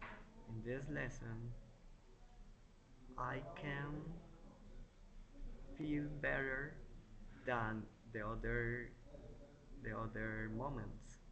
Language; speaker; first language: English; non-native, learner; Spanish